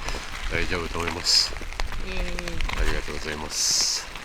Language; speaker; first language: Japanese; non-native, fluent; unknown